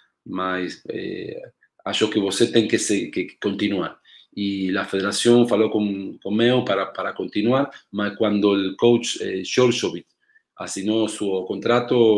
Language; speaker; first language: Portuguese; non-native, learner; Spanish